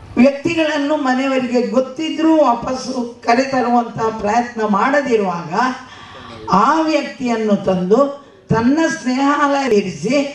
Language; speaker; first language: Kannada; non-native, local second language; Tulu